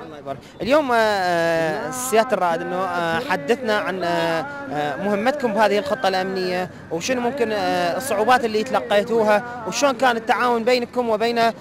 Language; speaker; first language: Arabic; native; Arabic